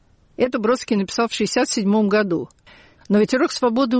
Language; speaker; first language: Russian; native; Russian